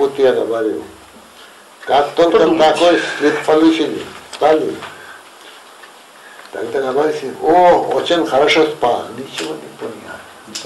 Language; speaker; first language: Russian; non-native, learner; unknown